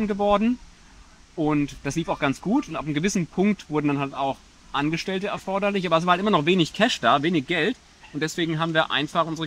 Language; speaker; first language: German; native; German